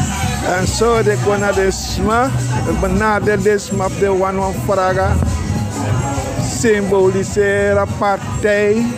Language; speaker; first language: Dutch; non-native, local second language; Sranan Tongo